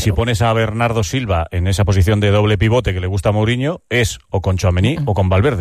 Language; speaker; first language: Spanish; native; Spanish